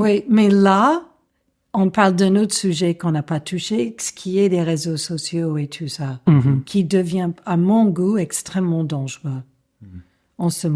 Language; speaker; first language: French; non-native, fluent; English